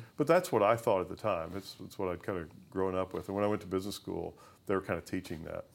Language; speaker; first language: English; native; English